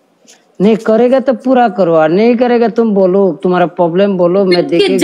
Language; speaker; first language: Hindi; non-native, learner; Bangla